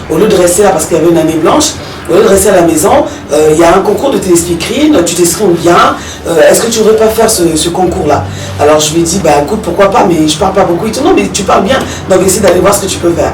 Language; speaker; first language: French; early bilingual, other home language; Lingala